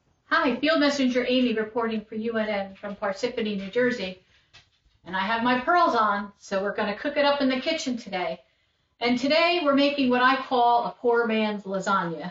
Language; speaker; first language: English; native; English